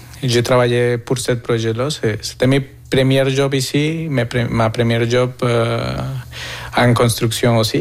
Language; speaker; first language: French; non-native, fluent; Spanish